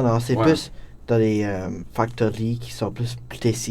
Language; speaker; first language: French; non-native, local second language; English